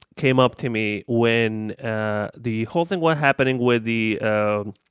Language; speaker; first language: English; non-native, fluent; Arabic